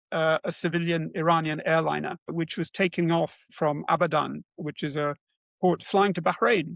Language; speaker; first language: English; native; English